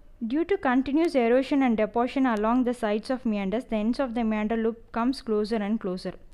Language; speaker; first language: English; non-native, local second language; Tamil